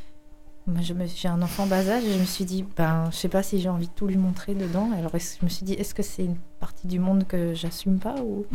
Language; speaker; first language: French; native; French